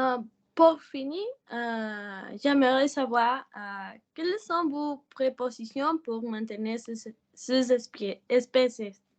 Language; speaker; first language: French; non-native, learner; Spanish